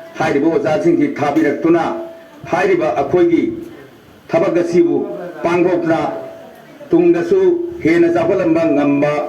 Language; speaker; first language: Manipuri; early bilingual, heritage; Manipuri